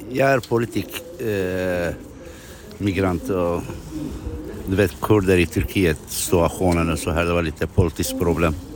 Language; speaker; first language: Swedish; non-native, fluent; Kurdish